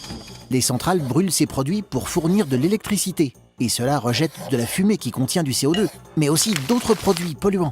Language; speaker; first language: French; native; French